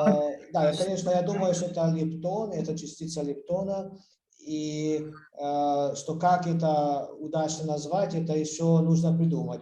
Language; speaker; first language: Russian; non-native, fluent; Hungarian